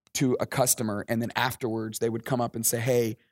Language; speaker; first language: English; native; English